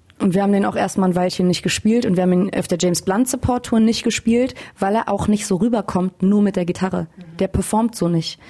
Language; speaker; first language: German; native; German